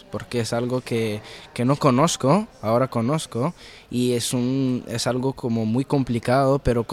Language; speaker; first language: Spanish; early bilingual, heritage; Arabic